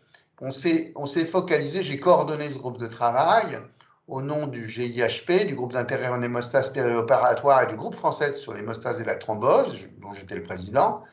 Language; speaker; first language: French; native; French